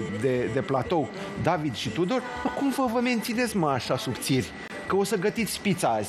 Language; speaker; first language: Romanian; native; Romanian